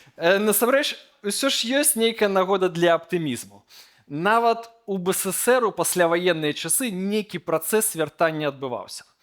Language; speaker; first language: Belarusian; native; Belarusian